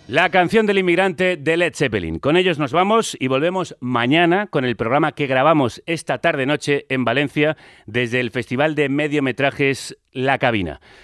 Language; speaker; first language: Spanish; native; Spanish